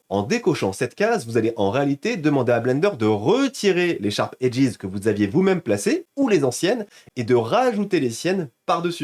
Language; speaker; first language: French; native; French